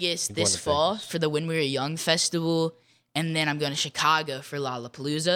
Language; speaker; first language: English; native; English